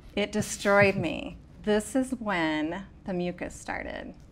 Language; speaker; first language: English; native; English